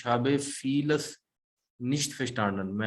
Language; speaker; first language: German; non-native, fluent; Urdu